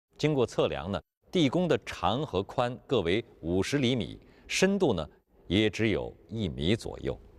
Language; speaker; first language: Chinese; native; Chinese